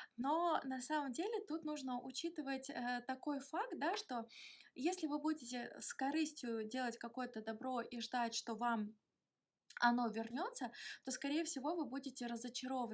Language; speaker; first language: Russian; native; Russian